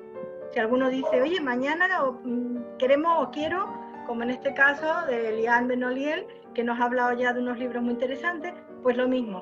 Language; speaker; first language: Spanish; native; Spanish